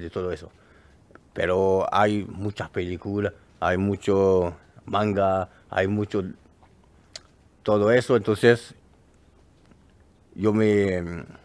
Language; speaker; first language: Spanish; non-native, learner; French